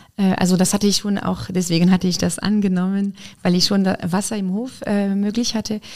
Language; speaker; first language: German; non-native, fluent; French